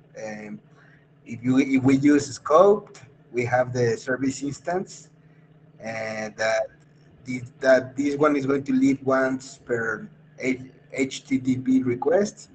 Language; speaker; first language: English; non-native, fluent; Spanish